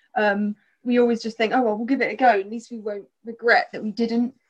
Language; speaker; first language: English; native; English